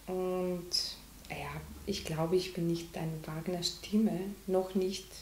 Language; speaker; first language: German; non-native, learner; Macedonian